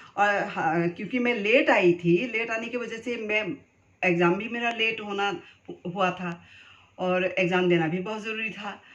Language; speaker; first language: Hindi; non-native, local second language; Assamese